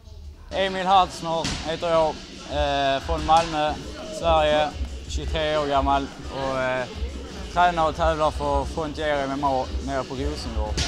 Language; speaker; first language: Swedish; native; Swedish